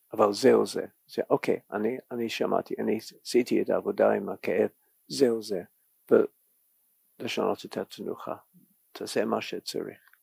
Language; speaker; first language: Hebrew; non-native, learner; English